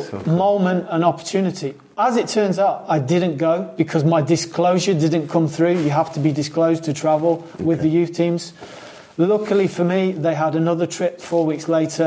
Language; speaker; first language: English; native; English